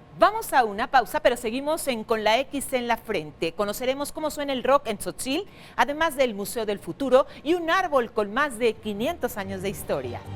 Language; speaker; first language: Spanish; native; Spanish